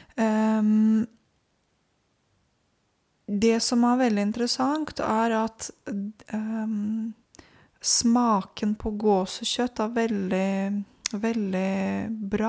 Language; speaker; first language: Norwegian; non-native, fluent; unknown